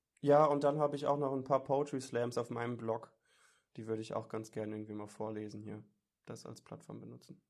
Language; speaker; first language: German; native; German